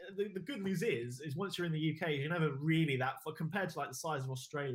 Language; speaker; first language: English; native; English